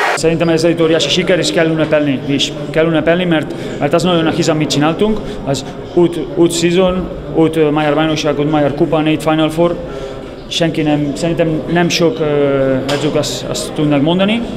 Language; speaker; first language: Hungarian; non-native, learner; Spanish